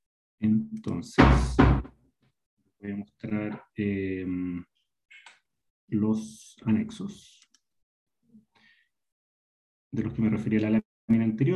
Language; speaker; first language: Spanish; native; Spanish